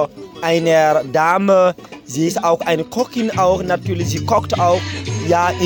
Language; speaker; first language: German; non-native, learner; Bambara